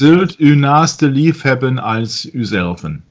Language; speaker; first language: Dutch; non-native, learner; German